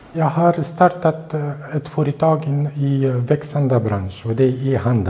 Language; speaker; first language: Swedish; non-native, fluent; Arabic